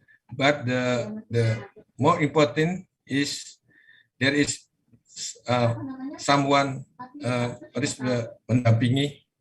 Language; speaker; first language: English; non-native, learner; Indonesian